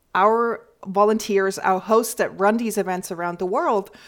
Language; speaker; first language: English; non-native, fluent; German